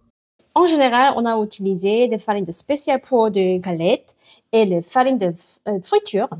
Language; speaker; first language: French; non-native, learner; Korean